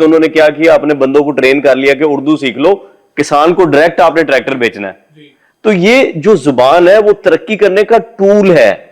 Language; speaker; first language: Urdu; non-native, local second language; Punjabi